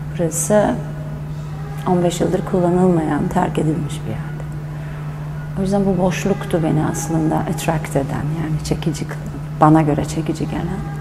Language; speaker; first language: Turkish; early bilingual, heritage; German